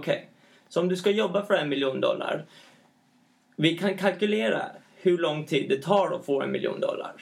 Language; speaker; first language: Swedish; early bilingual, heritage; Swedish